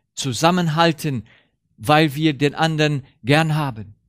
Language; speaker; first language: German; early bilingual, heritage; Romanian